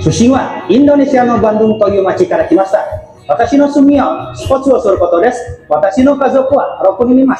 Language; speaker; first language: Japanese; non-native, learner; Indonesian